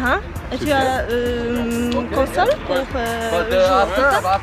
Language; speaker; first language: French; non-native, learner; Polish